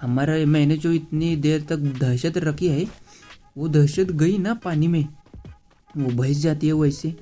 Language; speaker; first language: Hindi; non-native, local second language; Marathi